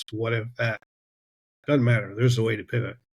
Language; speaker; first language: English; native; English